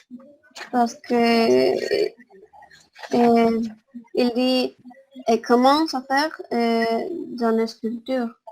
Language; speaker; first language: French; non-native, learner; Spanish